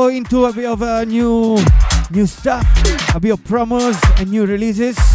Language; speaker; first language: English; non-native, fluent; Italian